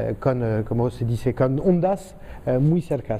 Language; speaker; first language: Spanish; non-native, fluent; French